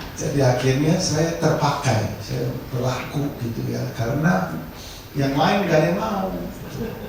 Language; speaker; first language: Indonesian; non-native, fluent; English